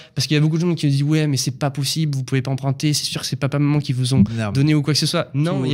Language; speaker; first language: French; native; French